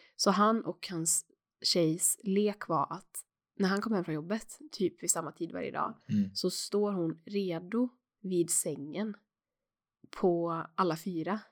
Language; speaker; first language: Swedish; native; Swedish